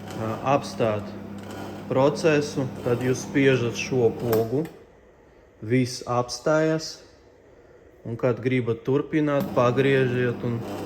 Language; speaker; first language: Latvian; non-native, local second language; Russian